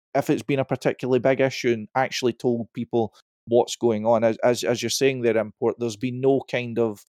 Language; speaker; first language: English; native; English